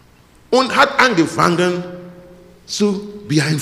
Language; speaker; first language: German; non-native, learner; English